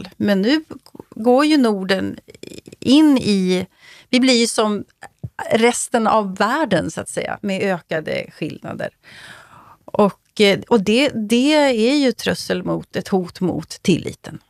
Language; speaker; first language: Swedish; native; Swedish